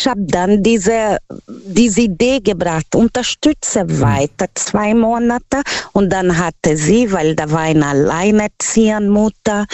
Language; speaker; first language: German; non-native, learner; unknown